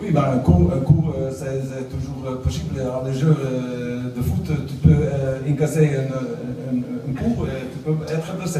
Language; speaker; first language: French; non-native, learner; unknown